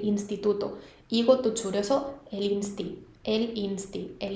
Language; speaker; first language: Spanish; non-native, fluent; Korean